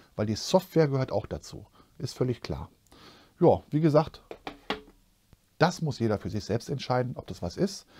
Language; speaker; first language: German; native; German